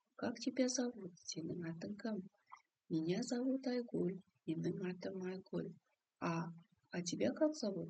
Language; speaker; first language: Russian; non-native, local second language; Kazakh